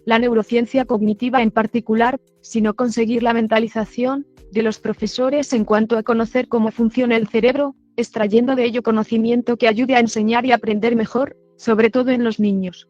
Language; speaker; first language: Spanish; native; Spanish